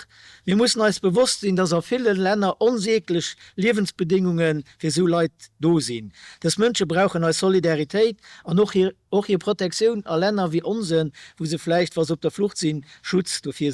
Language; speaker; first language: German; non-native, local second language; Luxembourgish